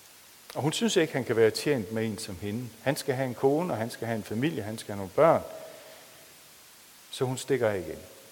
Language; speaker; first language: Danish; native; Danish